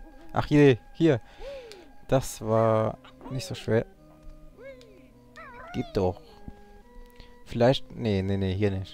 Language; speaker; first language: German; native; German